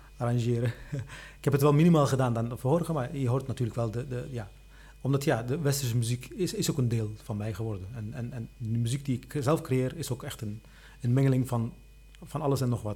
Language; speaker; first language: Dutch; non-native, local second language; Turkish